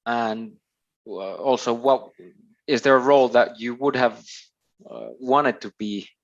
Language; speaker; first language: English; non-native, fluent; Finnish